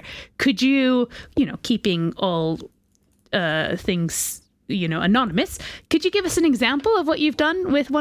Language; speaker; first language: English; native; English